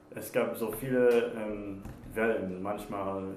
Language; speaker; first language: German; non-native, fluent; English